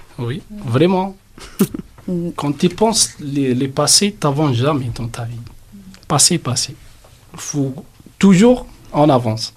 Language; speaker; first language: French; non-native, learner; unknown